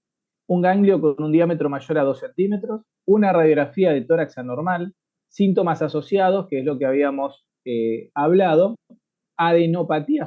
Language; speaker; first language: Spanish; native; Spanish